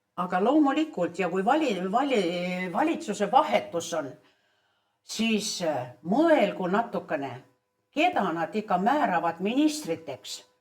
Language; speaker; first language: Estonian; early bilingual, heritage; Estonian